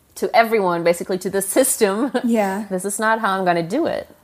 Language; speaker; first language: English; non-native, fluent; German